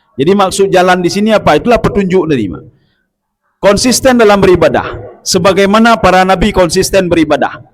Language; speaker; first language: Malay; non-native, local second language; Achinese